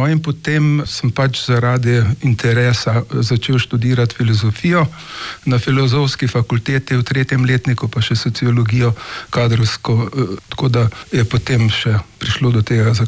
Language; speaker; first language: Slovenian; native; Slovenian